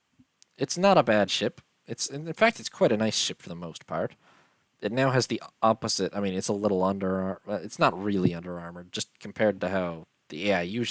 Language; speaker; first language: English; native; English